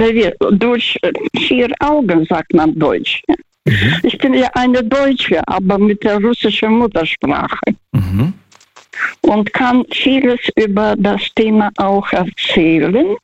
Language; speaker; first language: German; non-native, fluent; Russian